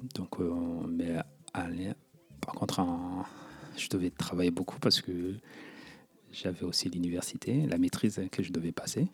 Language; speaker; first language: French; non-native, local second language; Kinyarwanda